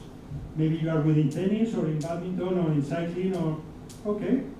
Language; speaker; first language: English; non-native, fluent; Spanish